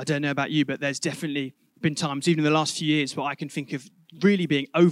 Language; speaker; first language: English; native; English